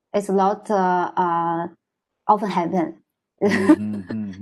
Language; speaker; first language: English; non-native, learner; Chinese